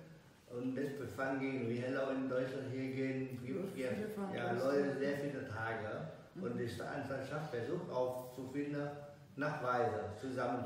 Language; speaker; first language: German; non-native, learner; Vietnamese